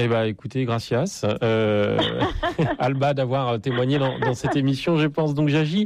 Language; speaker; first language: French; native; French